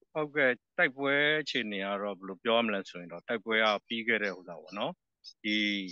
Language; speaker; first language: Burmese; non-native, local second language; S'gaw Karen